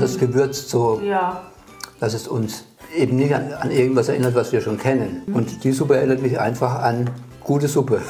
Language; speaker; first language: German; native; German